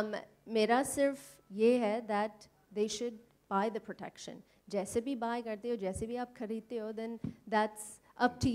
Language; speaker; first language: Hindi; non-native, learner; English